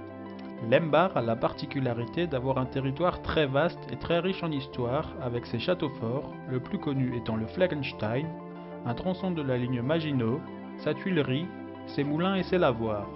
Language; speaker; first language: French; native; French